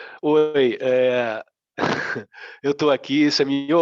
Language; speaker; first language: Portuguese; native; Portuguese